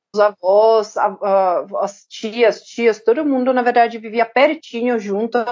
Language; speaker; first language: Portuguese; non-native, fluent; Czech